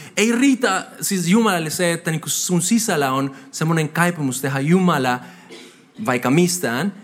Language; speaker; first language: Finnish; non-native, fluent; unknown